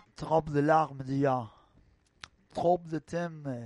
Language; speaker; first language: French; non-native, learner; Spanish